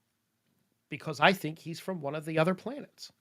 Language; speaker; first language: English; native; English